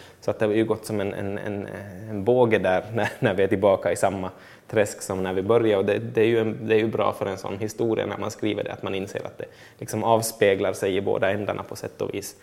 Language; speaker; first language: Swedish; native; Swedish